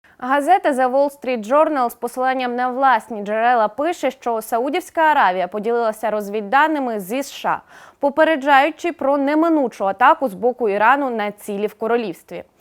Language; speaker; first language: Ukrainian; native; Ukrainian